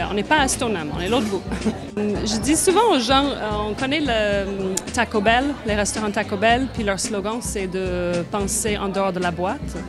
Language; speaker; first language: French; native; French